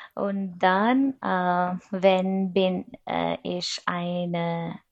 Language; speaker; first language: German; non-native, fluent; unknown